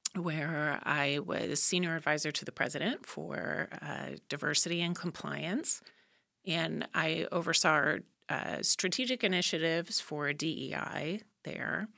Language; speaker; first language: English; native; English